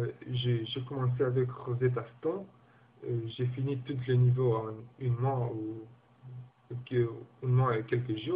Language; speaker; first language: French; non-native, learner; Romanian